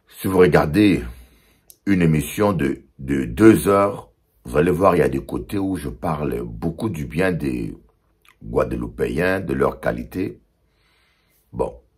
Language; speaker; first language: French; non-native, local second language; Lingala